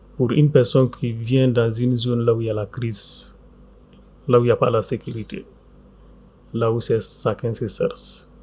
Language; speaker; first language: French; non-native, local second language; Fula